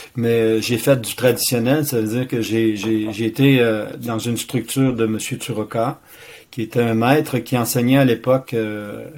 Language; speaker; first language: French; native; French